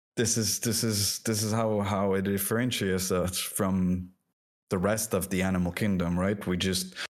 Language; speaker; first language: English; non-native, fluent; French